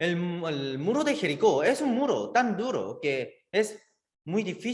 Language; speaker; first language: Spanish; native; Spanish